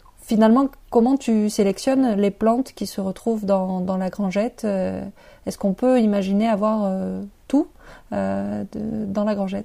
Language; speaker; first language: French; native; French